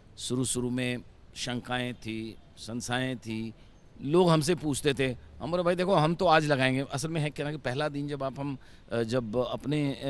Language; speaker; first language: Hindi; native; Hindi